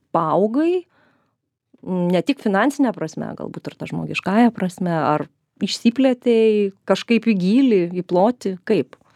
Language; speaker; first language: Lithuanian; native; Lithuanian